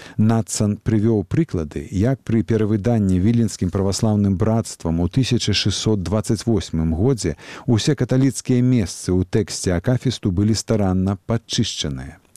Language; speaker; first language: Belarusian; native; Belarusian